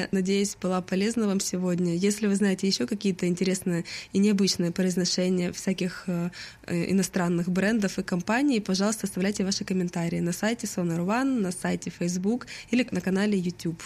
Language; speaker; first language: Russian; native; Russian